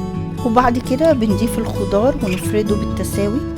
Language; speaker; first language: Arabic; native; Arabic